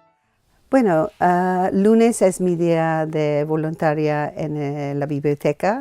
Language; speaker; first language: Spanish; non-native, fluent; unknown